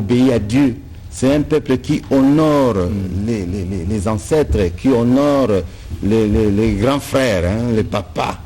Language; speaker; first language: French; non-native, local second language; Lingala